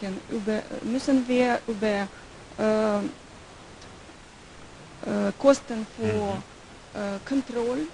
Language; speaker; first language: German; non-native, learner; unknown